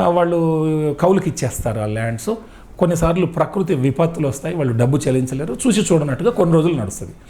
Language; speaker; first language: Telugu; native; Telugu